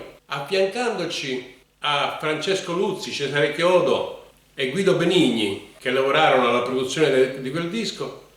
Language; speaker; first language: Italian; native; Italian